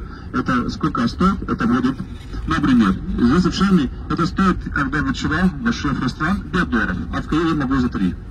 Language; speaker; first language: Russian; non-native, learner; Arabic